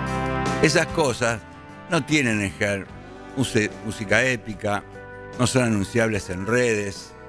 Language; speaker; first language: Spanish; native; Spanish